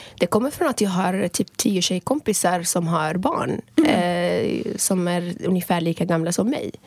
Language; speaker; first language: Swedish; non-native, fluent; Arabic